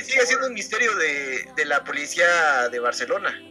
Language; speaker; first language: Spanish; native; Spanish